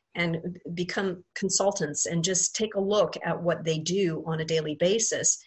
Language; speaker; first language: English; native; English